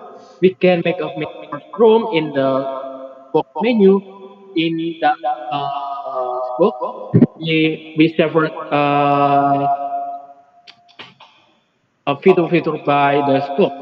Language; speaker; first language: English; non-native, learner; Indonesian